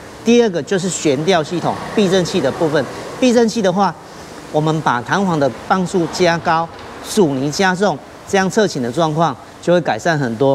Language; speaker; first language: Chinese; native; Chinese